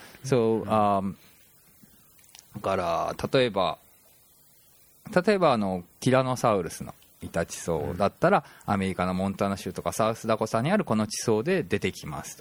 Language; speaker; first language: Japanese; native; Japanese